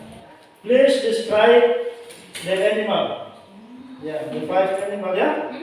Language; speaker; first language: English; non-native, learner; Indonesian